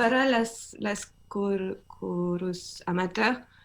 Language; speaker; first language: Spanish; non-native, learner; French